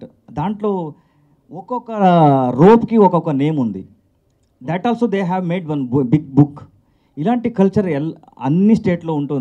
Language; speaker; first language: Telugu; non-native, learner; Kannada